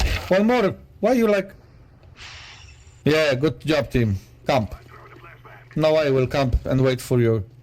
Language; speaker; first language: English; non-native, learner; Polish